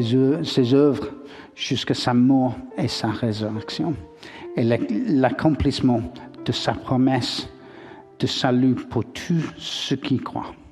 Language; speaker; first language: French; non-native, learner; English